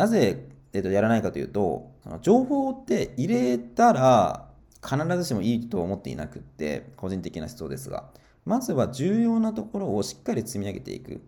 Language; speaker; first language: Japanese; native; Japanese